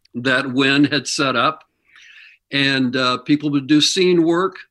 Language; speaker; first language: English; native; English